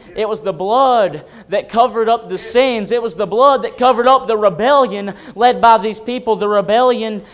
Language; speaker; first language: English; native; English